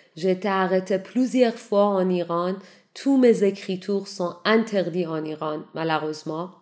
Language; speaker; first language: French; non-native, learner; Persian